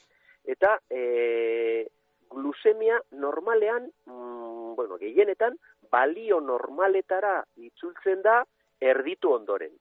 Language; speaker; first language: Basque; native; Basque